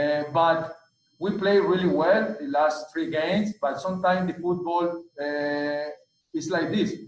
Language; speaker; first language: English; non-native, learner; Spanish